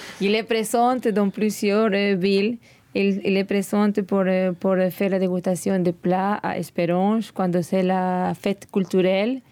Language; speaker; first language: French; non-native, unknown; Spanish